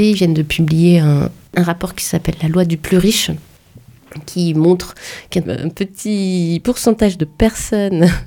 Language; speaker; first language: French; native; French